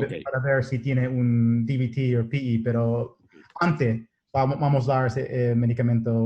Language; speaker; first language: Spanish; non-native, learner; English